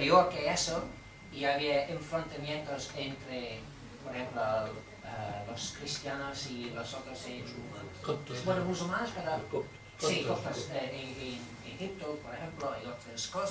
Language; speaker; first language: Spanish; non-native, fluent; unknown